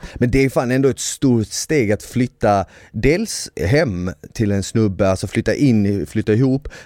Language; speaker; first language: Swedish; native; Swedish